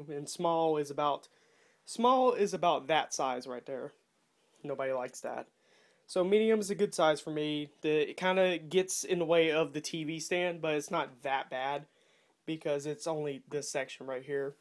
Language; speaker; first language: English; native; English